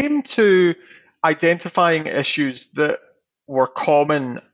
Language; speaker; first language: English; native; English